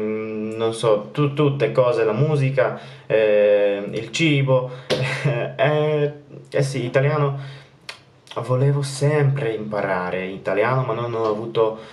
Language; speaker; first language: Italian; non-native, fluent; Polish